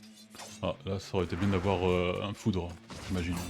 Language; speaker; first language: French; native; French